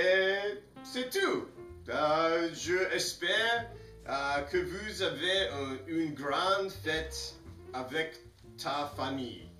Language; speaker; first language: French; non-native, learner; English